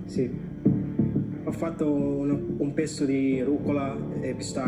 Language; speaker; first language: Italian; non-native, learner; Filipino